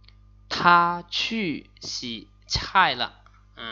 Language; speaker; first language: Chinese; non-native, fluent; Lao